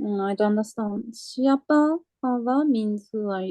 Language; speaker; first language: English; non-native, learner; Japanese